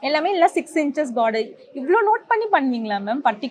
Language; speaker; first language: Tamil; native; Tamil